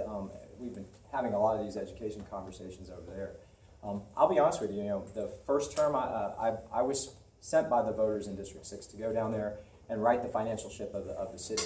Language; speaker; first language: English; native; English